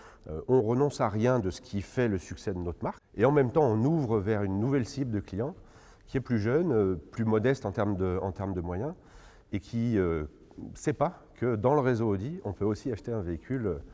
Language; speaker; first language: French; native; French